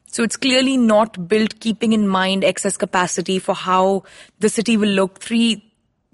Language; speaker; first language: English; non-native, local second language; Hindi